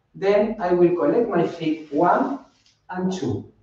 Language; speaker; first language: English; non-native, fluent; Spanish